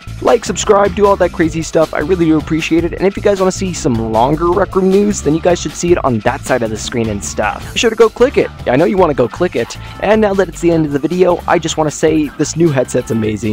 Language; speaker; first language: English; native; English